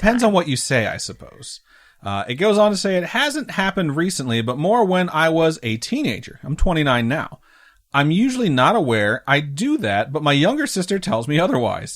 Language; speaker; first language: English; native; English